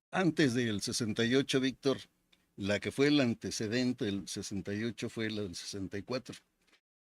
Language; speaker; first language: Spanish; native; Spanish